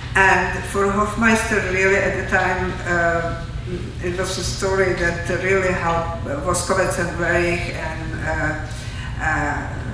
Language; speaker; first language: English; non-native, fluent; Czech